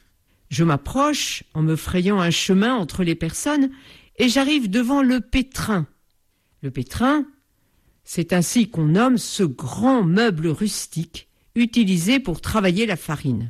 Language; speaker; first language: French; native; French